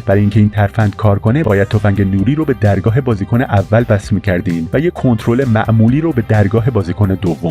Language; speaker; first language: Persian; native; Persian